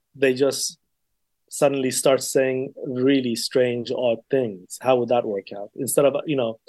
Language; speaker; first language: English; native; English